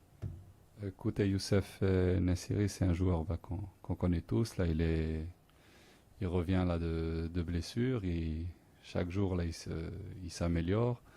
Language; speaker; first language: French; non-native, local second language; Arabic